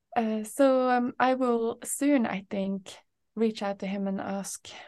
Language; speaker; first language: English; non-native, fluent; Norwegian